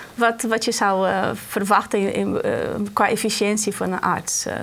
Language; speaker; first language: Dutch; non-native, fluent; Portuguese